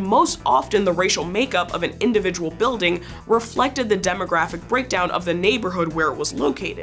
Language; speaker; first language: English; native; English